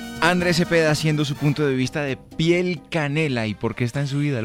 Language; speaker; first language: Spanish; native; Spanish